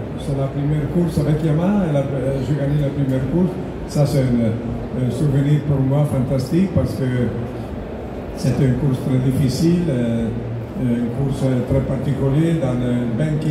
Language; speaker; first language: French; non-native, learner; Italian